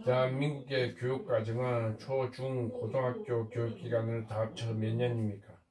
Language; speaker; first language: Korean; native; Korean